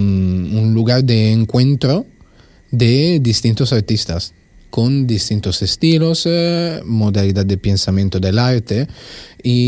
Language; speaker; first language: Spanish; non-native, fluent; Italian